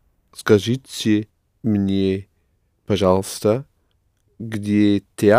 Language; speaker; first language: Russian; non-native, learner; English